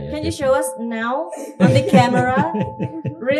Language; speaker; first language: English; non-native, fluent; Indonesian